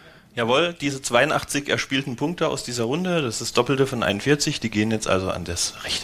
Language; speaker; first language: German; native; German